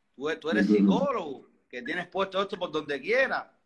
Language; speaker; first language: Spanish; native; Spanish